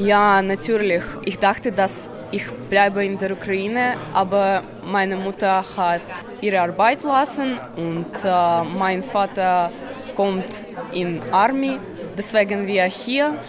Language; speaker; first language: German; non-native, learner; Ukrainian